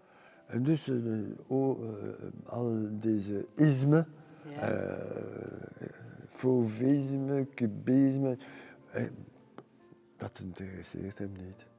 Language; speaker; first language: Dutch; non-native, local second language; French